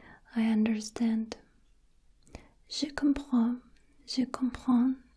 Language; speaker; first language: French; non-native, learner; Russian